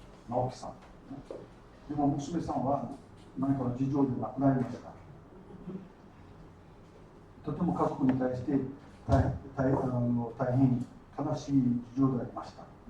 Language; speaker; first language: Japanese; early bilingual, heritage; Portuguese